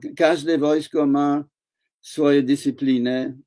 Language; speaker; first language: Polish; non-native, fluent; English